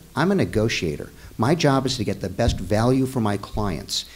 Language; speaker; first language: English; native; English